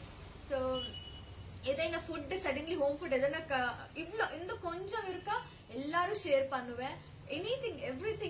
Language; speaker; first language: Tamil; non-native, learner; Telugu